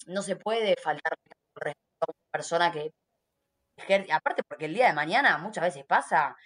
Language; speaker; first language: Spanish; native; Spanish